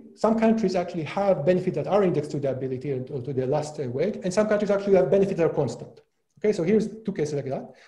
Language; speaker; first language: English; non-native, fluent; Hebrew